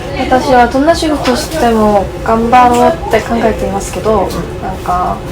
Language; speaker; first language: Japanese; non-native, learner; Korean